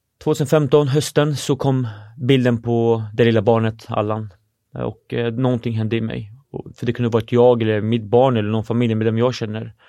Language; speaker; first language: Swedish; early bilingual, other home language; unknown